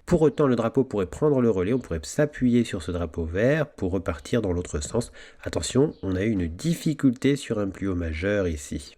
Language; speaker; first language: French; native; French